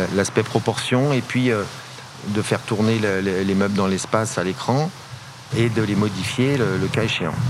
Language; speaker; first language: French; native; French